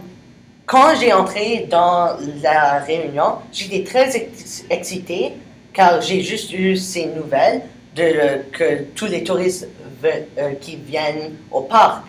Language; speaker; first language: French; non-native, local second language; English